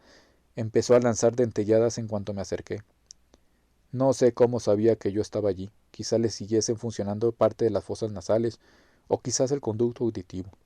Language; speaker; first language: Spanish; native; Spanish